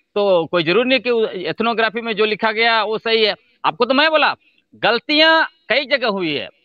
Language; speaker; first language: Hindi; non-native, local second language; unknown